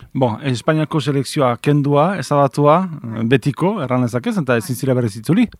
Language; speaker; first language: Basque; native; Basque